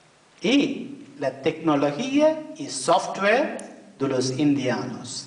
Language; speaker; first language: Spanish; non-native, fluent; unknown